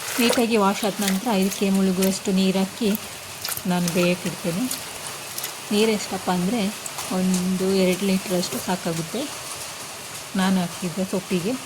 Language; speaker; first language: Kannada; non-native, local second language; Kodava